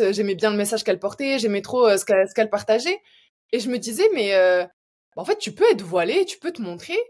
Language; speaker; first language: French; native; French